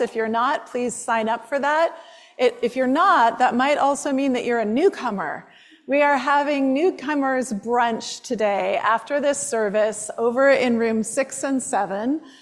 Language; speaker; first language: English; native; English